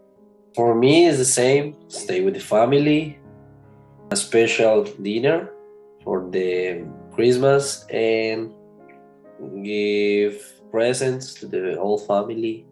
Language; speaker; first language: English; non-native, learner; Spanish